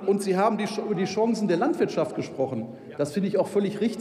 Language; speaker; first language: German; native; German